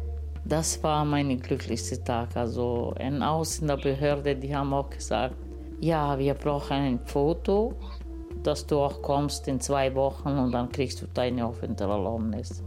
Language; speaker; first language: German; non-native, learner; Romany